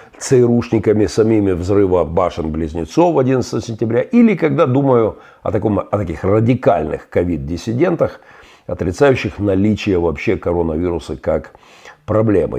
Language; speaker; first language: Russian; native; Russian